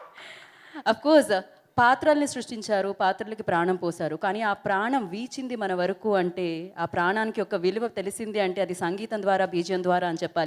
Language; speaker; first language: Telugu; native; Telugu